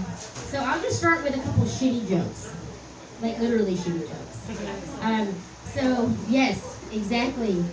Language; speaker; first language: English; native; English